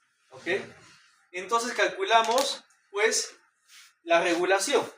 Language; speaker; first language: Spanish; native; Spanish